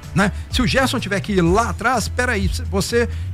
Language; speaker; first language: Portuguese; native; Portuguese